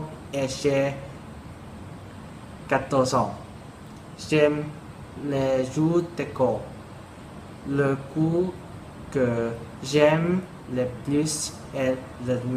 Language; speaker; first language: French; non-native, learner; Cantonese